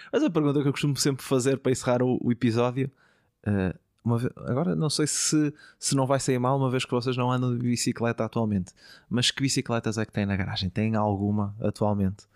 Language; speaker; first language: Portuguese; native; Portuguese